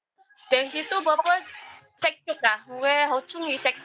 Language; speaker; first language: Cantonese; non-native, learner; Indonesian